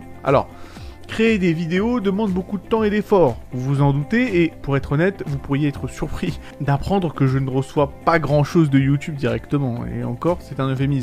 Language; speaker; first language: French; native; French